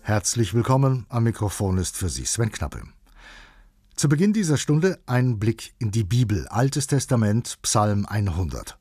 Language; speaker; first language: German; native; German